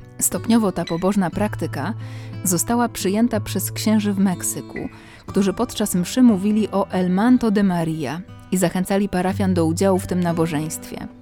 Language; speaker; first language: Polish; native; Polish